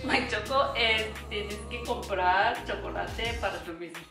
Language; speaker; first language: Spanish; non-native, learner; Japanese